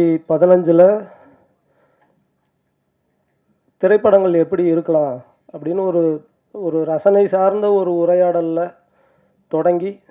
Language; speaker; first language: Tamil; native; Tamil